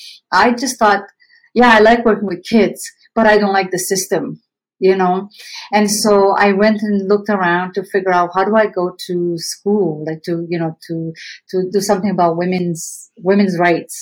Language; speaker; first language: English; non-native, fluent; Romanian